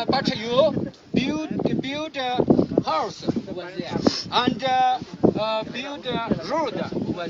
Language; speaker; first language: English; non-native, learner; Chinese